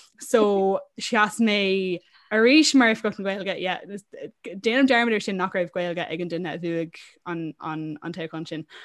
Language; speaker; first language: Irish; non-native, local second language; English